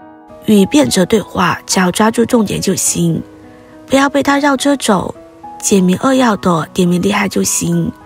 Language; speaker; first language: Chinese; native; Chinese